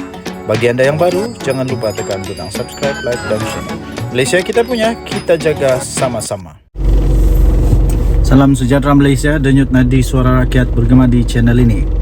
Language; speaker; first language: Malay; native; Malay